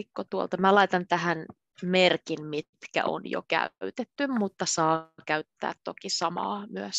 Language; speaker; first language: Finnish; native; Finnish